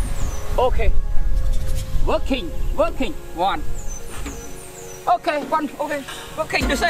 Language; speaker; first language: English; non-native, learner; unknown